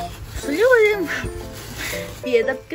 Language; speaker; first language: Chinese; non-native, fluent; Spanish